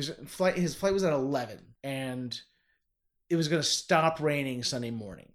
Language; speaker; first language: English; native; English